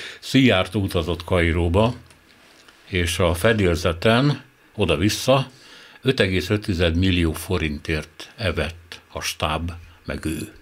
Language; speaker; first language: Hungarian; native; Hungarian